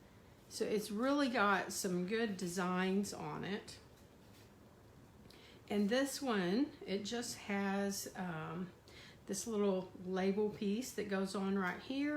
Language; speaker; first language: English; native; English